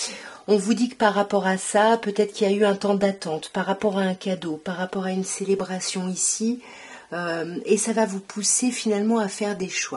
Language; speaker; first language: French; native; French